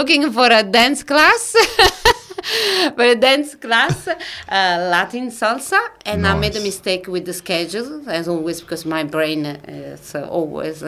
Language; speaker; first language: English; non-native, fluent; Italian